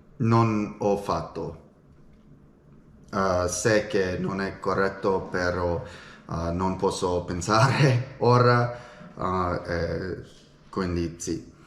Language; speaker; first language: Italian; non-native, learner; English